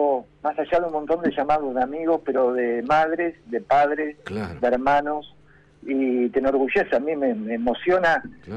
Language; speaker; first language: Spanish; native; Spanish